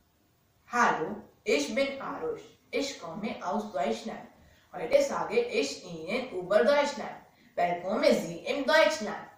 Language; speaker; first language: German; non-native, learner; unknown